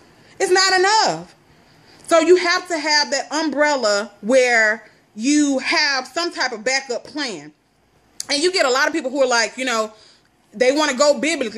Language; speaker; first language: English; native; English